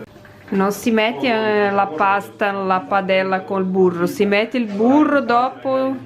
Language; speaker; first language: Italian; non-native, learner; Portuguese